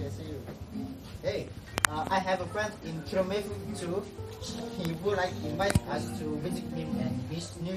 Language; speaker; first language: English; non-native, learner; Hmong